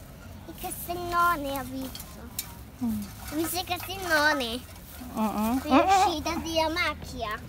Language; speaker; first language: Italian; early bilingual, other home language; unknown